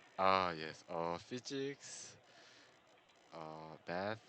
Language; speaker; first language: English; non-native, learner; Korean